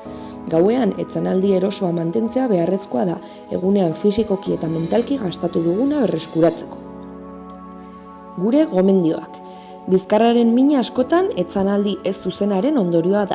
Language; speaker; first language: Basque; native; Basque